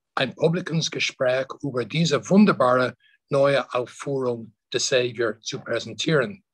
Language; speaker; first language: German; non-native, fluent; English